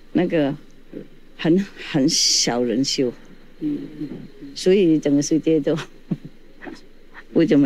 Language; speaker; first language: Chinese; non-native, fluent; Vietnamese